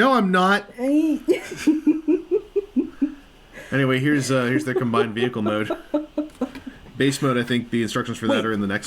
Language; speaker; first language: English; native; English